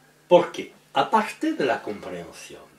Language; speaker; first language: Spanish; non-native, learner; French